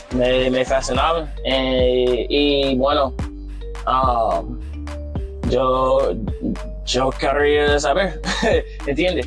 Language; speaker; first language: Spanish; non-native, learner; English